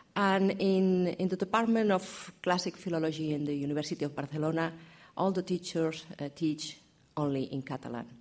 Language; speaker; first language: English; non-native, learner; Catalan